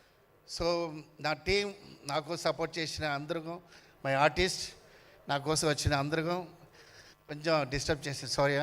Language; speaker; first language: Telugu; non-native, learner; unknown